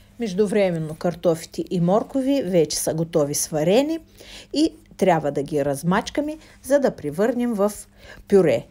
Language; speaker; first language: Bulgarian; non-native, fluent; Russian